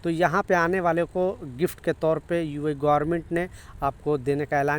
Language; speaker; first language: Hindi; native; Hindi